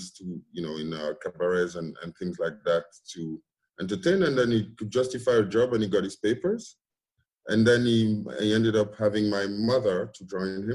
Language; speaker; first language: English; non-native, local second language; French